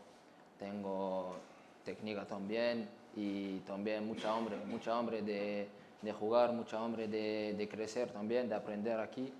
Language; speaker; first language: Spanish; non-native, fluent; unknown